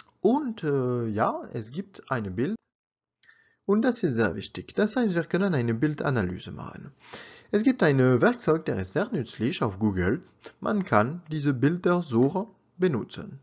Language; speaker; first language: German; non-native, learner; French